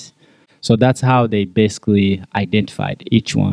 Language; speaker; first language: English; non-native, local second language; Kinyarwanda